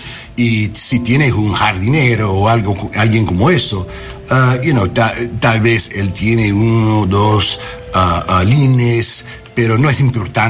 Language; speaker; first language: Spanish; non-native, learner; English